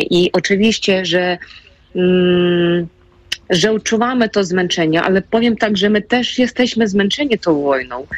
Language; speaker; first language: Polish; non-native, fluent; Ukrainian